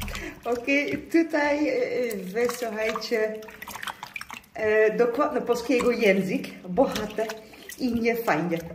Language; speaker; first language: Polish; non-native, learner; Dutch